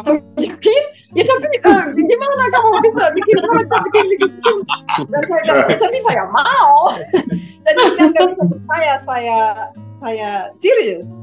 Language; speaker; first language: Indonesian; non-native, fluent; German